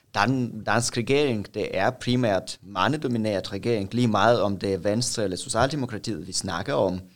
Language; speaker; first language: Danish; non-native, fluent; Russian